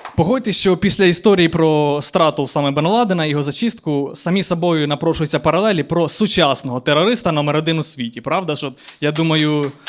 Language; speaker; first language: Ukrainian; native; Ukrainian